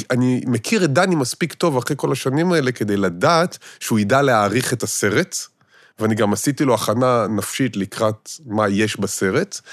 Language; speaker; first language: Hebrew; native; Hebrew